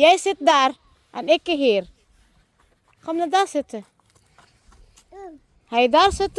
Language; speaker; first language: Dutch; non-native, learner; Filipino